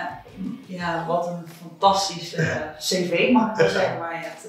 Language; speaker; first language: Dutch; native; Dutch